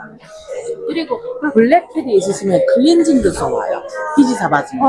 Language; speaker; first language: Korean; non-native, learner; Mongolian